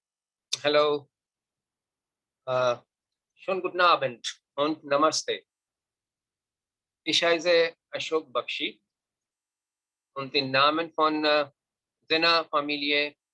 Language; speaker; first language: German; non-native, learner; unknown